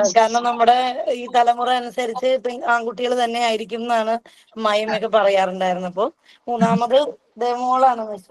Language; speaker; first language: Malayalam; native; Malayalam